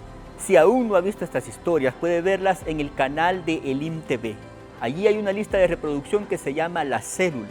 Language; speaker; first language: Spanish; native; Spanish